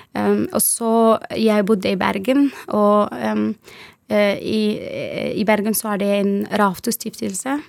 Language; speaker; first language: Norwegian; non-native, fluent; Arabic